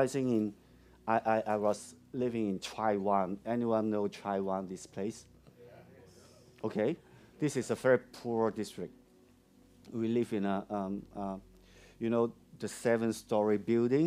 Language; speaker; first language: English; non-native, local second language; Cantonese